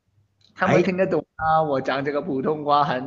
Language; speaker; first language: Chinese; non-native, local second language; Cantonese